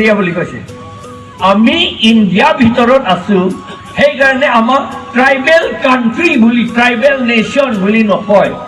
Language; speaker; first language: Assamese; non-native, local second language; Karbi